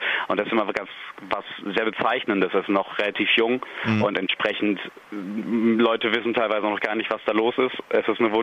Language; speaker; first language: German; native; German